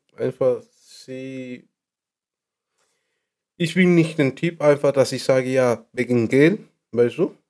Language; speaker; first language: German; non-native, learner; Spanish